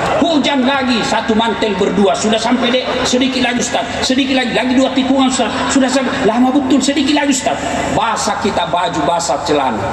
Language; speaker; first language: Indonesian; non-native, local second language; Buginese